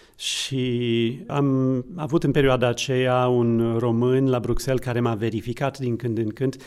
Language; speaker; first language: Romanian; non-native, fluent; English